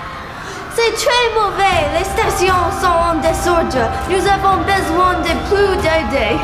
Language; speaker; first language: French; non-native, learner; English